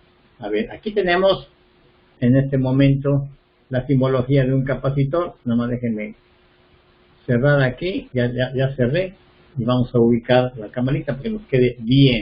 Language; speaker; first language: Spanish; native; Spanish